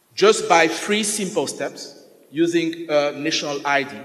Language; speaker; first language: English; non-native, fluent; French